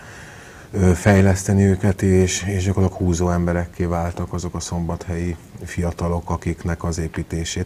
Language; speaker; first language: Hungarian; native; Hungarian